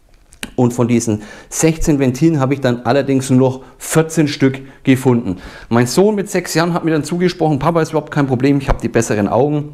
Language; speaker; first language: German; native; German